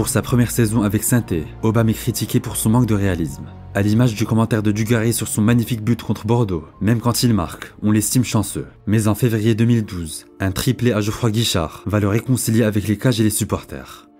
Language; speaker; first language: French; native; French